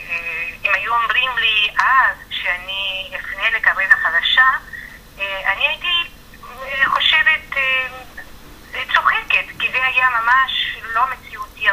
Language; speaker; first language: Hebrew; non-native, fluent; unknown